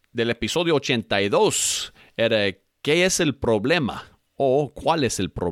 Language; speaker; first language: Spanish; non-native, fluent; English